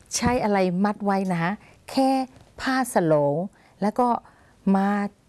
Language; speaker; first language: Thai; non-native, fluent; Burmese